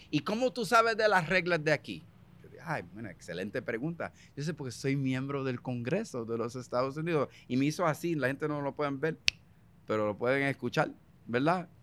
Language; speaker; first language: Spanish; early bilingual, heritage; Spanish